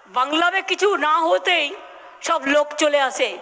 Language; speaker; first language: Hindi; non-native, local second language; Bangla